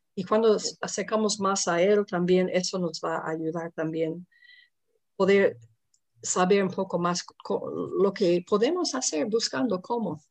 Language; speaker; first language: Spanish; non-native, fluent; English